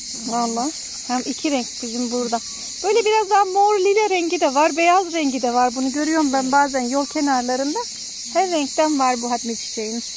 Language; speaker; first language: Turkish; native; Turkish